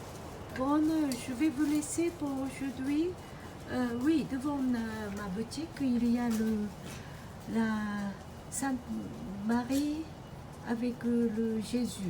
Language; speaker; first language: French; non-native, fluent; Japanese